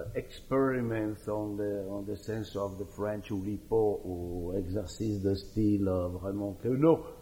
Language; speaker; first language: English; non-native, fluent; Italian